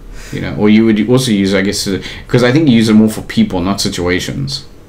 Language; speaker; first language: English; native; English